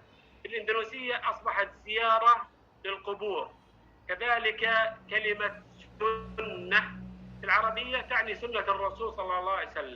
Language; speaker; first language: Arabic; non-native, fluent; Indonesian